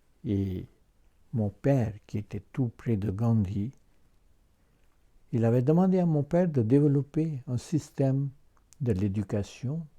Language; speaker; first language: French; non-native, fluent; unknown